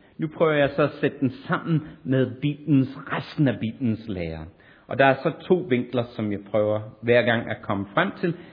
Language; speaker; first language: Danish; non-native, fluent; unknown